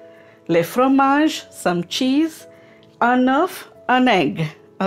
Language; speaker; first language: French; non-native, fluent; Telugu